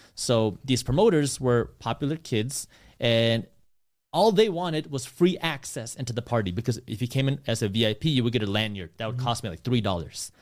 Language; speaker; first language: English; early bilingual, other home language; Punjabi